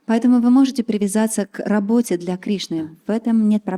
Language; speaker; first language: Russian; native; Russian